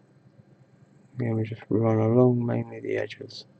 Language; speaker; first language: English; native; English